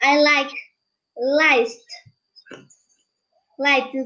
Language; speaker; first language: English; non-native, learner; Vietnamese